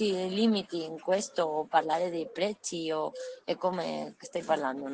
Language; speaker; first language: Italian; non-native, learner; Spanish